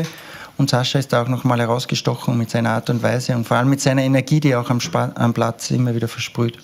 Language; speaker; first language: German; native; German